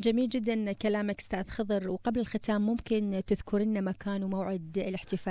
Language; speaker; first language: Arabic; native; Arabic